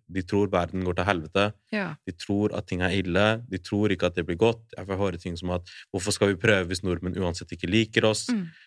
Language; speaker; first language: Norwegian; early bilingual, other home language; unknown